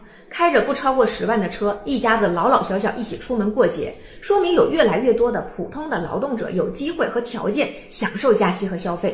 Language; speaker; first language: Chinese; native; Chinese